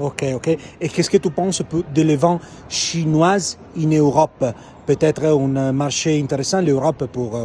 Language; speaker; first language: French; non-native, learner; Italian